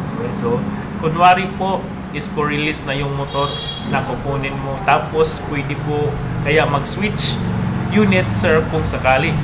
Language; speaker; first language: Filipino; native; Filipino